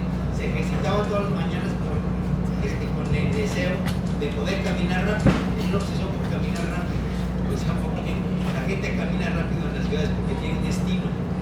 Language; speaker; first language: Spanish; native; Spanish